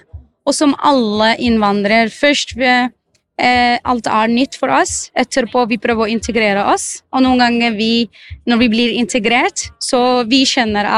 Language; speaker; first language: Norwegian; non-native, fluent; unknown